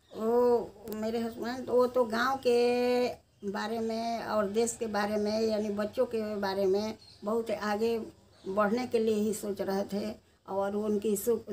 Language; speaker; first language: Hindi; native; Hindi